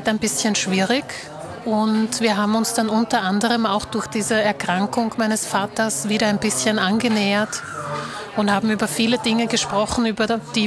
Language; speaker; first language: German; early bilingual, other home language; Slovak